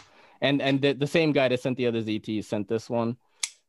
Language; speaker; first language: English; early bilingual, other home language; Bikol